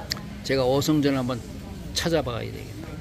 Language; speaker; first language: Korean; native; Korean